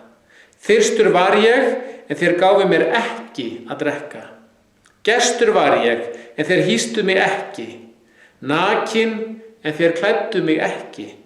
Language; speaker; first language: Icelandic; native; Icelandic